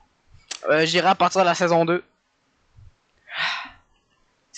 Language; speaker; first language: French; native; French